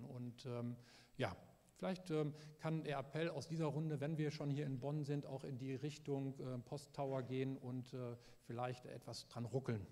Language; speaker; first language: German; native; German